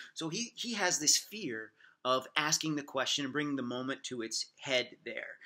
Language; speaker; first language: English; native; English